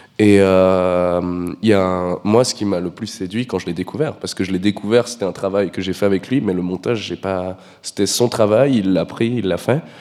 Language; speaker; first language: French; native; French